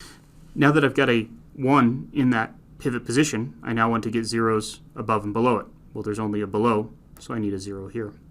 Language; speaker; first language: English; native; English